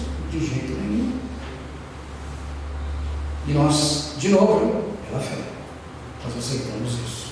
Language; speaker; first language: Portuguese; native; Portuguese